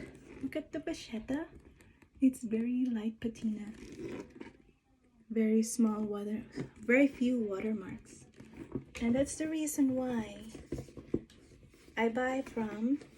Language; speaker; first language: English; non-native, fluent; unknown